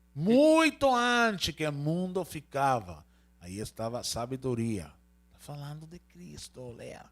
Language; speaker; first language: Portuguese; non-native, learner; Spanish